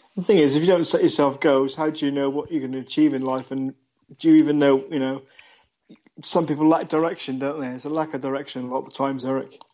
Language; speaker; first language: English; native; English